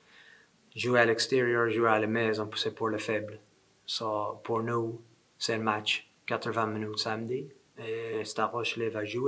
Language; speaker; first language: French; non-native, fluent; English